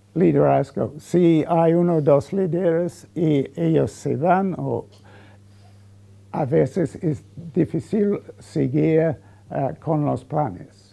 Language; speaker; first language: Spanish; non-native, fluent; English